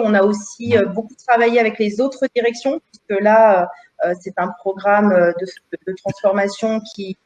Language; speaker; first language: French; native; French